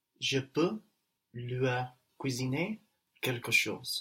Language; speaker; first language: French; non-native, learner; English